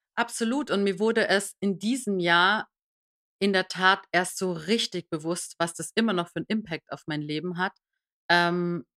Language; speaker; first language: German; early bilingual, other home language; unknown